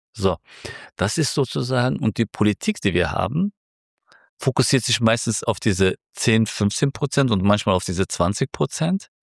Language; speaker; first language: German; early bilingual, other home language; Turkish